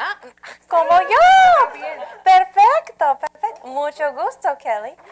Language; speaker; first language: Spanish; non-native, fluent; English